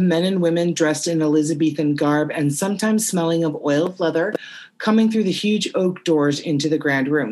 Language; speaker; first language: English; native; English